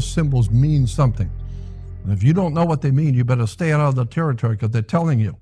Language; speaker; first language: English; native; English